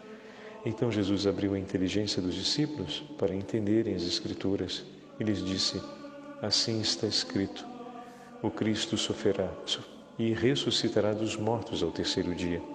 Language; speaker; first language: Portuguese; native; Portuguese